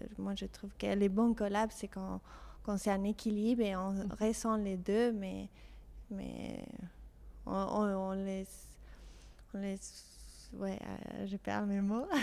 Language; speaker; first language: French; non-native, fluent; Spanish